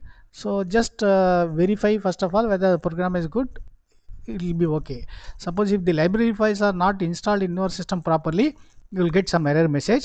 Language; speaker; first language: English; non-native, local second language; Tamil